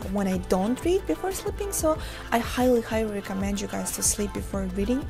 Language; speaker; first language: English; non-native, fluent; Uzbek